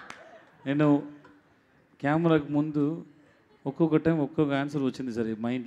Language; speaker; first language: Telugu; non-native, learner; Tamil